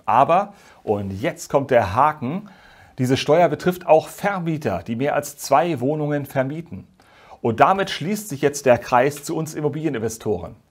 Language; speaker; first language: German; native; German